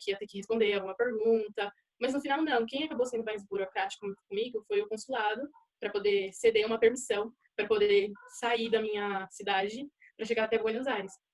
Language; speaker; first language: Portuguese; native; Portuguese